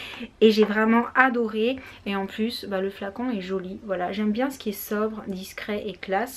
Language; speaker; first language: French; native; French